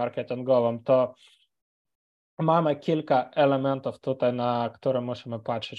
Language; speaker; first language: Polish; non-native, fluent; Ukrainian